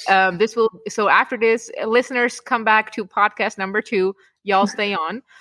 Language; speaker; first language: English; non-native, fluent; Czech